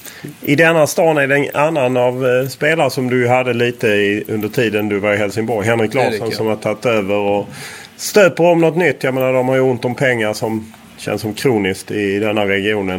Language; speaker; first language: Swedish; native; Swedish